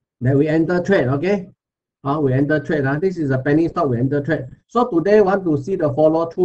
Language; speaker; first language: English; non-native, local second language; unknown